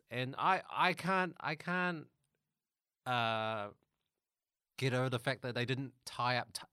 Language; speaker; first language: English; native; English